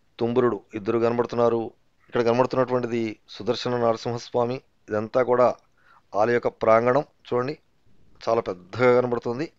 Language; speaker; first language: Telugu; native; Telugu